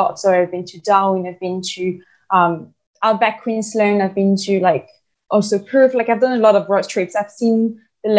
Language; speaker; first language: English; non-native, fluent; French